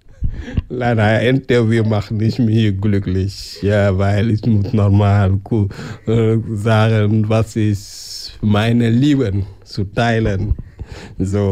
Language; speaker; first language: German; non-native, learner; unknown